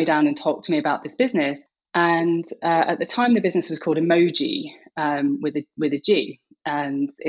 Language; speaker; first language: English; native; English